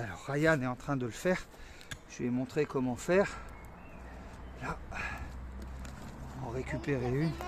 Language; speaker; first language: French; native; French